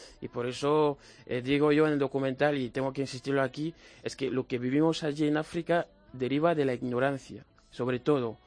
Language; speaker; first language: Spanish; non-native, fluent; French